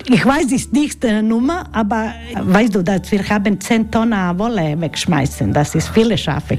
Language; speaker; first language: German; non-native, learner; Croatian